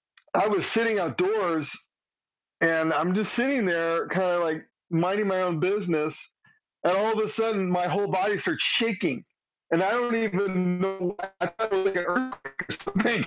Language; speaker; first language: English; native; English